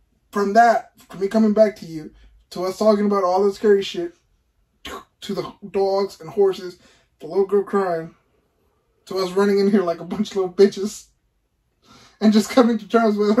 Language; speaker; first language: English; early bilingual, other home language; Spanish